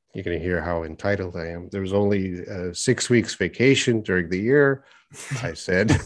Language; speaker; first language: English; native; English